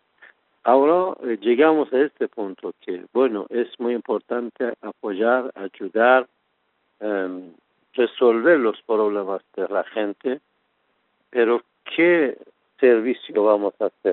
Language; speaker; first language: Spanish; non-native, fluent; Persian